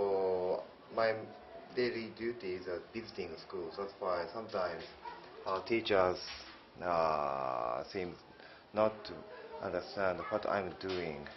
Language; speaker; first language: English; non-native, learner; Japanese